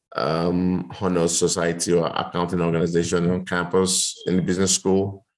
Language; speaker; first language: English; non-native, local second language; Yoruba